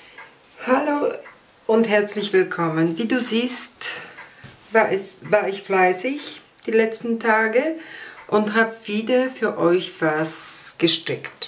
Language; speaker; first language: German; non-native, fluent; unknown